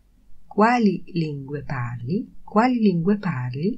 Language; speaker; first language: Italian; non-native, fluent; Polish